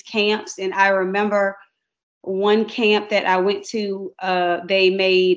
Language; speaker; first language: English; native; English